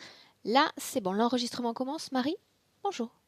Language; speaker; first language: French; native; French